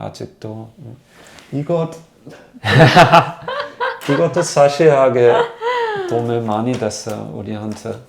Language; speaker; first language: Korean; non-native, learner; German